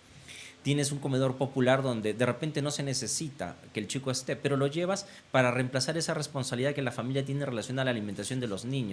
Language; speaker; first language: Spanish; native; Spanish